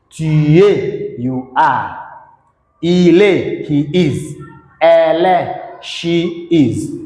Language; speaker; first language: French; non-native, fluent; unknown